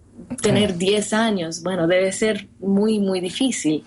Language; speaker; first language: Spanish; early bilingual, heritage; Spanish